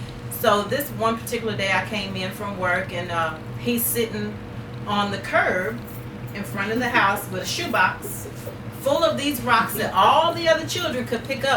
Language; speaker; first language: English; native; English